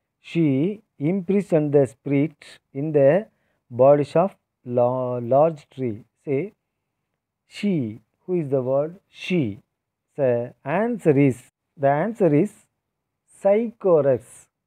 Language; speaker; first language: English; non-native, local second language; Tamil